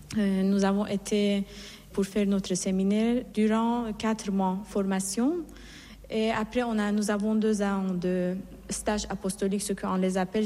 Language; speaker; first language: French; non-native, fluent; Persian